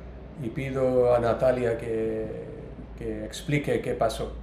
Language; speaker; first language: Spanish; non-native, learner; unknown